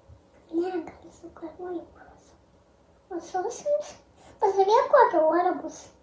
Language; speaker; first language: Lithuanian; early bilingual, heritage; Lithuanian